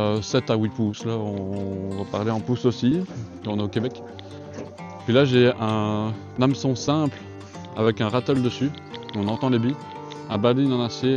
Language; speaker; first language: French; native; French